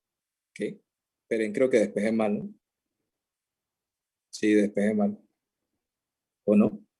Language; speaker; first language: Spanish; native; Spanish